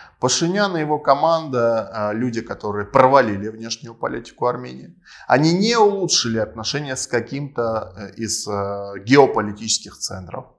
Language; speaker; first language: Russian; non-native, local second language; Armenian